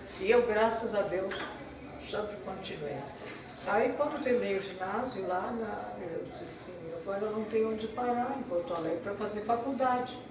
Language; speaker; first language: Portuguese; non-native, local second language; German